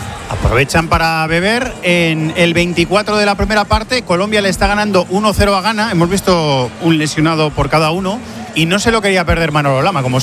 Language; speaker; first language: Spanish; native; Spanish